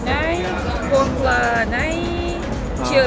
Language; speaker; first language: Vietnamese; non-native, learner; Russian